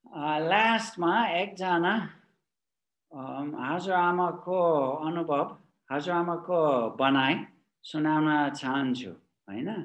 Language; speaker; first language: Nepali; non-native, fluent; English